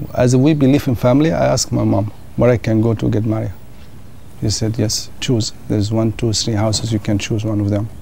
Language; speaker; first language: English; non-native, learner; Arabic